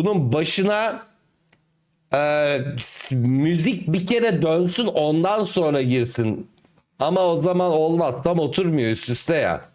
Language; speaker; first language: Turkish; native; Turkish